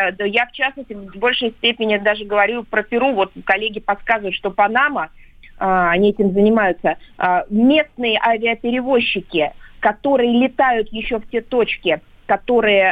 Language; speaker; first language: Russian; native; Russian